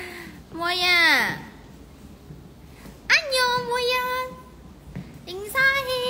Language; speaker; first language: Korean; non-native, fluent; Chinese